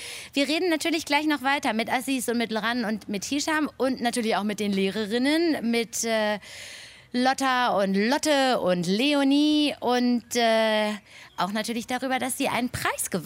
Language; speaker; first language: German; native; German